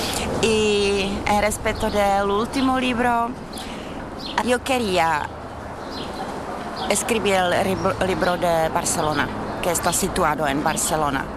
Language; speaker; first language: Spanish; non-native, fluent; Czech